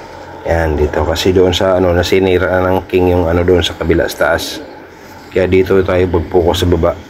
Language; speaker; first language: Filipino; native; Filipino